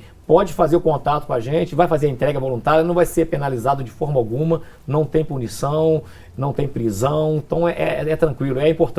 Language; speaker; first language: Portuguese; native; Portuguese